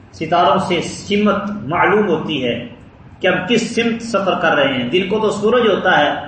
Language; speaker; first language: Urdu; non-native, local second language; Punjabi